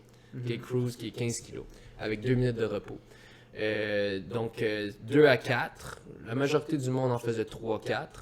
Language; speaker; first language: French; native; French